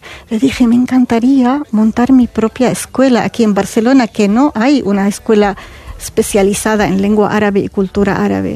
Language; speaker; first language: Spanish; non-native, fluent; Arabic